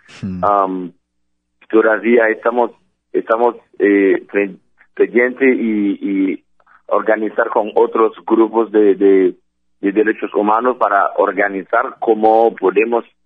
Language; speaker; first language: Spanish; non-native, fluent; Haitian Creole